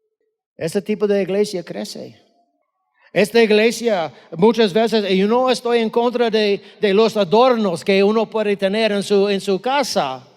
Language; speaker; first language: Spanish; non-native, fluent; English